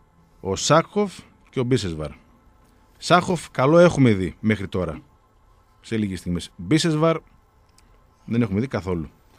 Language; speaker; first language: Greek; native; Greek